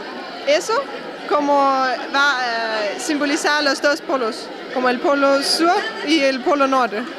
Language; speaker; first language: Spanish; non-native, learner; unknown